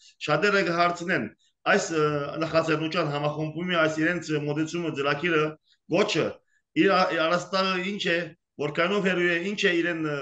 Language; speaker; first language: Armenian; early bilingual, heritage; Armenian